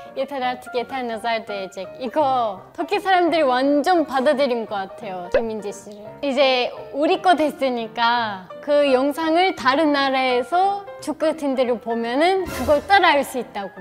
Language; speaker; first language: Korean; non-native, fluent; Turkish